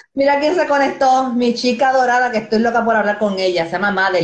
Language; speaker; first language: Spanish; native; Spanish